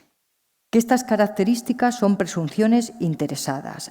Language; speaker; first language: Spanish; native; Spanish